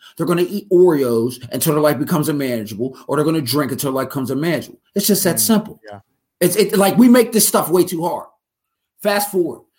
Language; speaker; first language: English; native; English